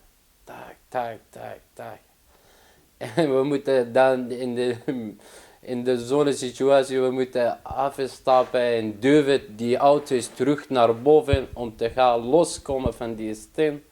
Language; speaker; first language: Dutch; non-native, learner; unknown